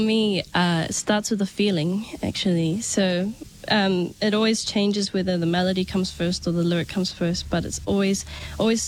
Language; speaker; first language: English; native; English